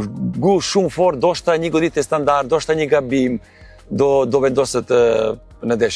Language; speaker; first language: Albanian; non-native, learner; Serbian